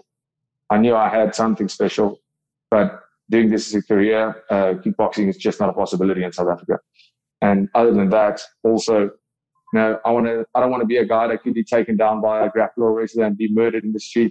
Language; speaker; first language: English; non-native, local second language; Afrikaans